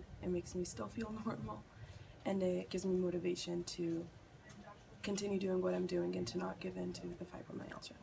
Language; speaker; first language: English; native; English